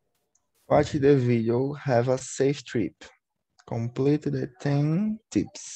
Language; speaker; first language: English; non-native, learner; Portuguese